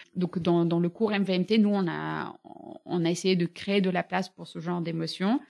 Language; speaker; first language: French; early bilingual, other home language; Bulgarian